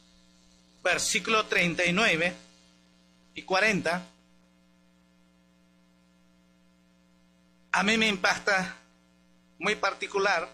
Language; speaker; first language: Spanish; native; Spanish